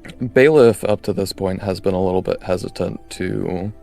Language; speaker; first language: English; native; English